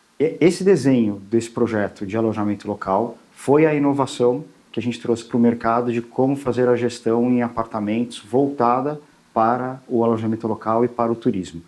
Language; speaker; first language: Portuguese; native; Portuguese